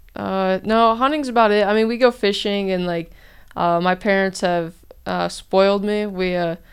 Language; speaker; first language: English; native; English